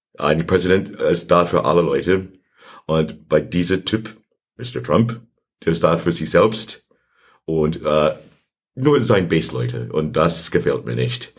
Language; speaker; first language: German; non-native, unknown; English